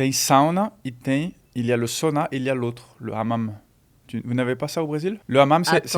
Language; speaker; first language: French; non-native, fluent; Portuguese